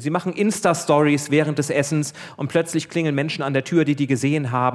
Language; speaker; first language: German; native; German